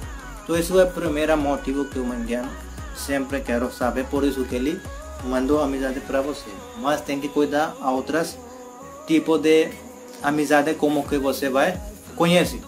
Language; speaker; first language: Portuguese; non-native, learner; Hindi